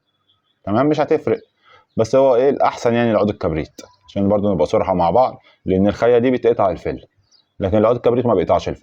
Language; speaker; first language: Arabic; native; Arabic